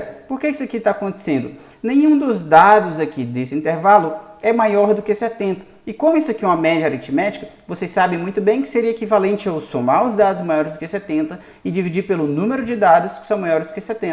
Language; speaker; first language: Portuguese; native; Portuguese